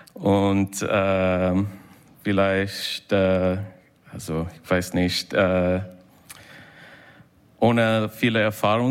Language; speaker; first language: German; non-native, learner; English